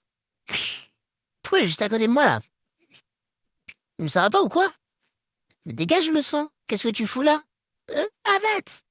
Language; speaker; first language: French; native; French